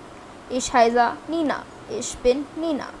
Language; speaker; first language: German; non-native, fluent; Hindi